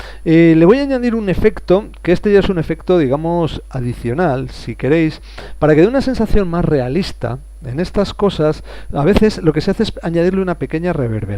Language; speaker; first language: Spanish; native; Spanish